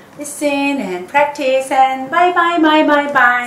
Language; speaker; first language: English; non-native, fluent; Korean